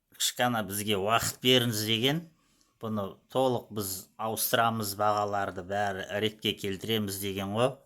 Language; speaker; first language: Kazakh; non-native, local second language; Russian